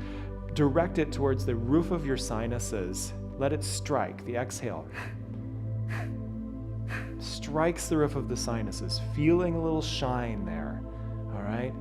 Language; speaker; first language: English; native; English